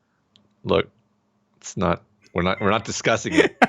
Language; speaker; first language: English; native; English